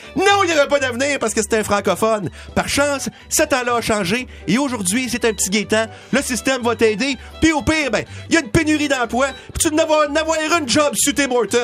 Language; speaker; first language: French; native; French